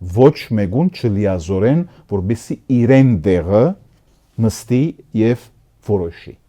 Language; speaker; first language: Armenian; early bilingual, heritage; Armenian